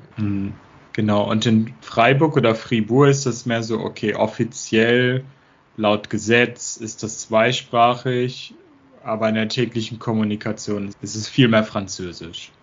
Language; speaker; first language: German; native; German